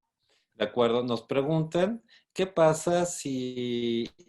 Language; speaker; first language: Spanish; native; Spanish